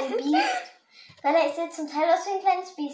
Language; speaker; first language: German; early bilingual, other home language; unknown